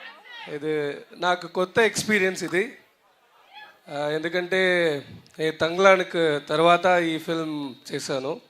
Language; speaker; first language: Telugu; non-native, learner; Tamil